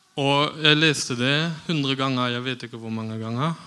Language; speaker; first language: Norwegian; non-native, fluent; German